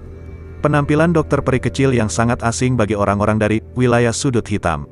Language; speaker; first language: Indonesian; native; Indonesian